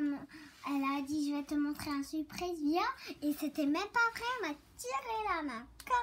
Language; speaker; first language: French; early bilingual, other home language; Turkish